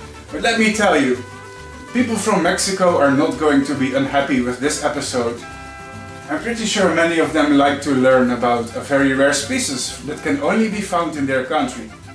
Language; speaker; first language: English; non-native, fluent; Dutch